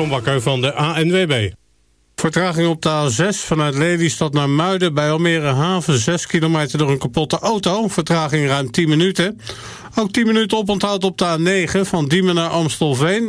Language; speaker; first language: Dutch; native; Dutch